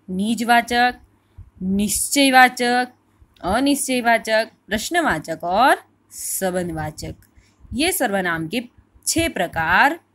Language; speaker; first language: Hindi; non-native, local second language; Gujarati